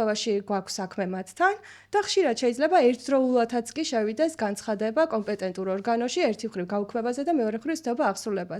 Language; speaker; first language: Georgian; native; Georgian